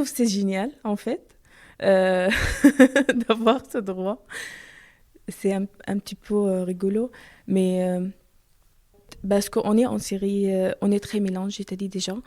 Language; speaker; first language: French; non-native, learner; Arabic